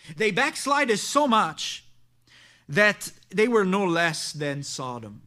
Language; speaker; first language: English; non-native, fluent; Italian